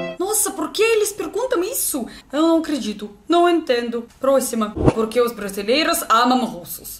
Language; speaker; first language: Portuguese; non-native, learner; Russian